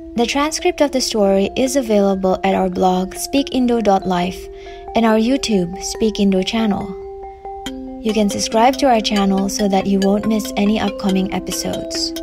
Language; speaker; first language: English; non-native, fluent; Indonesian